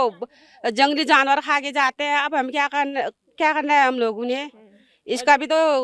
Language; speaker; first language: Hindi; non-native, local second language; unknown